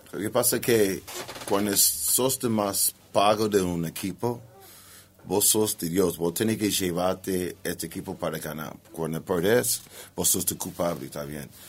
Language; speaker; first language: Spanish; non-native, learner; English